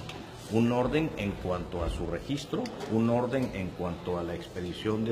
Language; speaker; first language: Spanish; native; Spanish